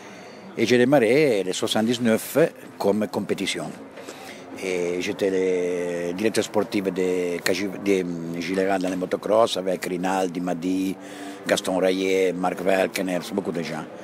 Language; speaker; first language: French; non-native, fluent; Italian